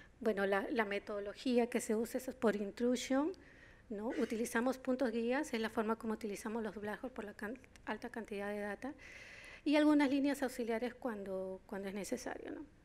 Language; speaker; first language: Spanish; native; Spanish